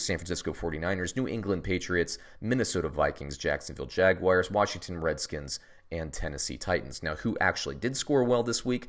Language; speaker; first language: English; native; English